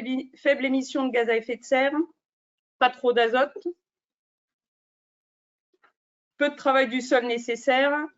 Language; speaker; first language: French; native; French